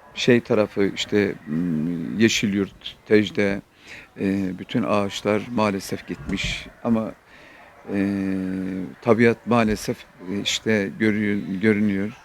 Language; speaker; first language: Turkish; native; Turkish